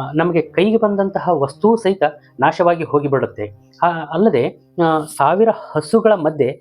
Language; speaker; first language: Kannada; native; Kannada